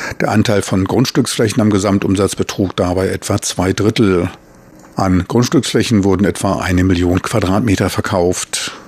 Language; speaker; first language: German; native; German